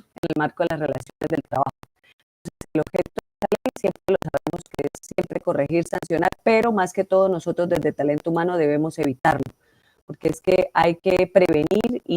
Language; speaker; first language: Spanish; native; Spanish